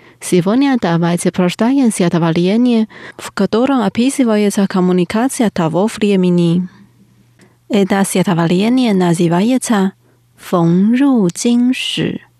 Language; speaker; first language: Russian; non-native, fluent; Chinese